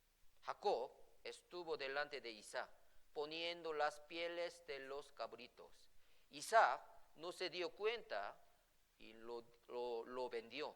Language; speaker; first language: Spanish; non-native, fluent; Korean